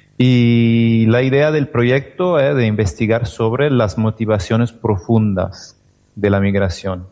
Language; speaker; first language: Spanish; non-native, fluent; Italian